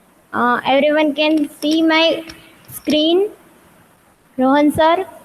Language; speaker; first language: English; non-native, local second language; Hindi